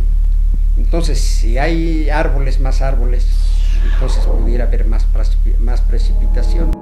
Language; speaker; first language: Spanish; native; Spanish